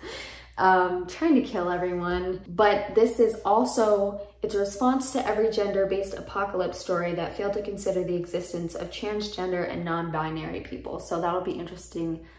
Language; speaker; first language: English; native; English